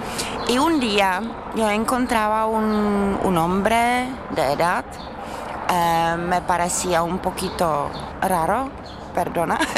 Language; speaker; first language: Spanish; non-native, fluent; Czech